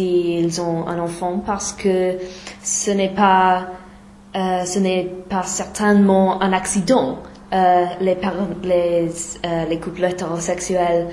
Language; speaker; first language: French; non-native, fluent; English